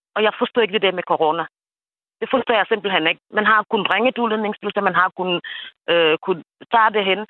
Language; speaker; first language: Danish; non-native, fluent; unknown